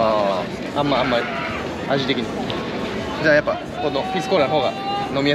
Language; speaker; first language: Japanese; native; Japanese